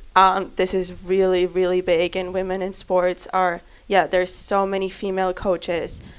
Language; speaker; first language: English; non-native, fluent; German